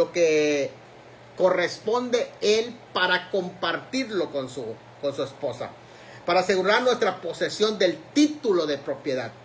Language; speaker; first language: Spanish; native; Spanish